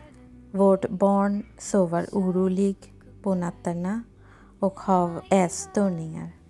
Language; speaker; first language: Swedish; non-native, fluent; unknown